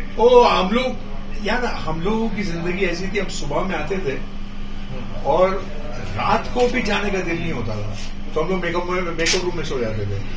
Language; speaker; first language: Hindi; native; Hindi